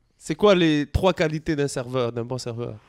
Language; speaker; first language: French; native; French